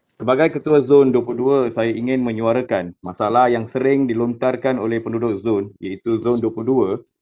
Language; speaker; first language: Malay; non-native, local second language; Tamil